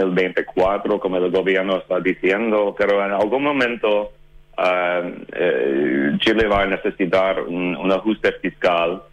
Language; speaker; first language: Spanish; non-native, fluent; English